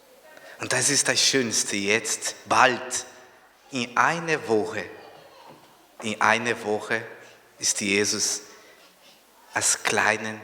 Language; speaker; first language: German; non-native, fluent; Portuguese